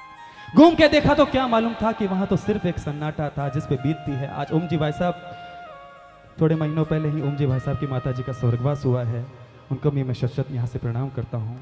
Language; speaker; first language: Hindi; native; Hindi